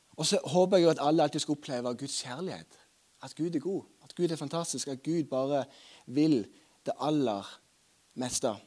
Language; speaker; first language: Norwegian; native; Norwegian